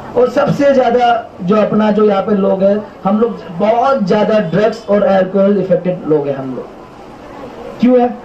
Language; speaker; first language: Hindi; non-native, local second language; Manipuri